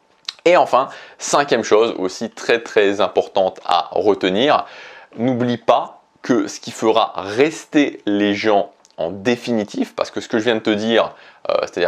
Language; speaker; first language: French; native; French